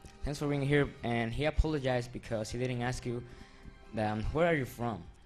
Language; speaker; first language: English; non-native, fluent; Spanish